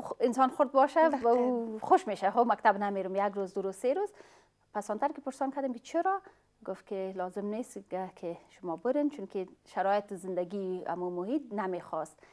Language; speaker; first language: Persian; non-native, fluent; Pashto